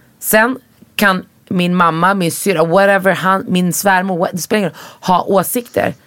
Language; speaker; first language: Swedish; early bilingual, other home language; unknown